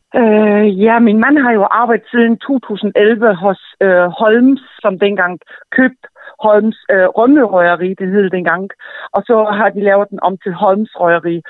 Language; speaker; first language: Danish; non-native, fluent; German